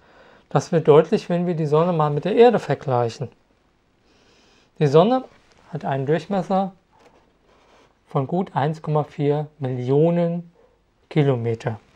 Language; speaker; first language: German; native; German